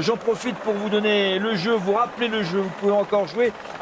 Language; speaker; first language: French; native; French